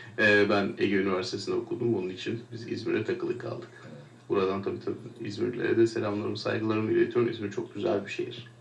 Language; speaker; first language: Turkish; native; Turkish